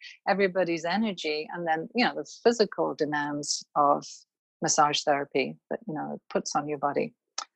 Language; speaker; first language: English; native; English